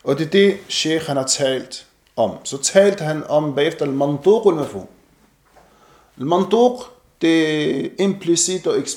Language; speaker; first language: Danish; non-native, fluent; Arabic